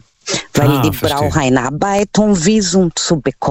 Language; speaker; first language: German; non-native, learner; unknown